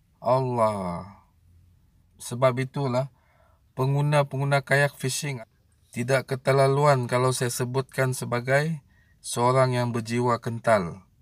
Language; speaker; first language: Malay; native; Malay